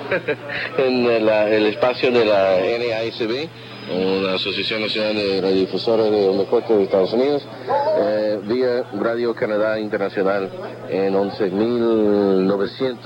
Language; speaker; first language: Spanish; non-native, fluent; English